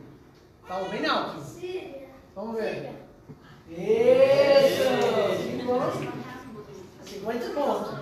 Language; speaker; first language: Portuguese; non-native, fluent; English